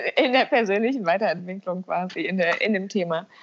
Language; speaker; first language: German; early bilingual, other home language; Albanian